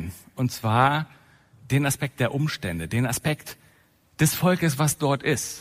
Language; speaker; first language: German; native; German